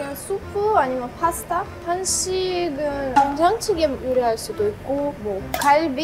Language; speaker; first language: Korean; non-native, learner; Russian